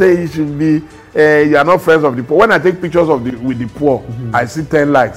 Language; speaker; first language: English; non-native, local second language; Yoruba